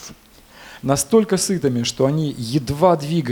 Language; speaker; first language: Russian; native; Russian